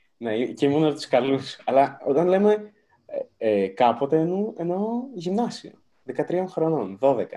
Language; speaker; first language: Greek; early bilingual, other home language; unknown